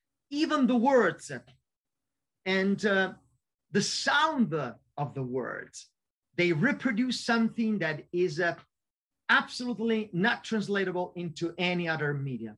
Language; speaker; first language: English; non-native, fluent; Italian